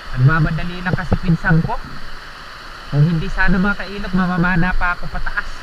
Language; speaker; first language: Filipino; non-native, local second language; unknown